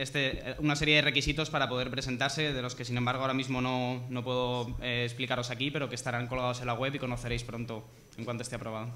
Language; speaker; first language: Spanish; native; Spanish